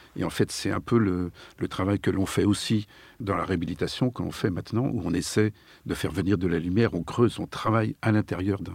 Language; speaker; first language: French; native; French